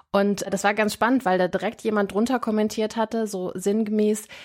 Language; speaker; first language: German; native; German